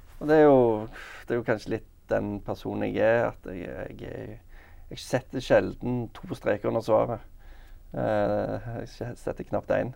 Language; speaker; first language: Norwegian; native; Norwegian